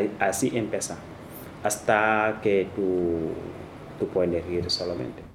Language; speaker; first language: Spanish; non-native, fluent; Wolof